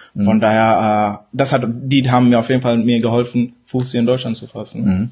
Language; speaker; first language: German; early bilingual, other home language; Urdu